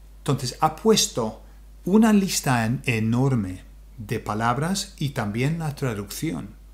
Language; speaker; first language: Spanish; non-native, fluent; English